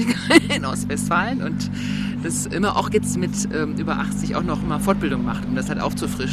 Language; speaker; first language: German; native; German